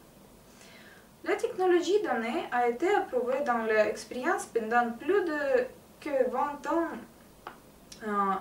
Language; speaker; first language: French; non-native, learner; Russian